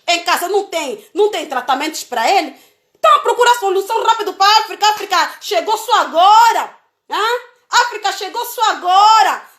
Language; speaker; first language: Portuguese; native; Portuguese